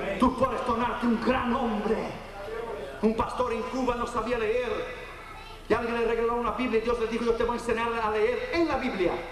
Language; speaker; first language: Spanish; non-native, fluent; Portuguese